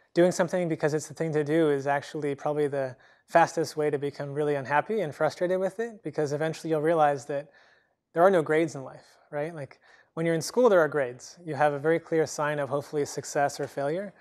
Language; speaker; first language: English; native; English